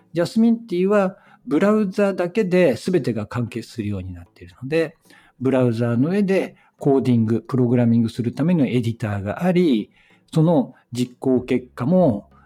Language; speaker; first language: Japanese; native; Japanese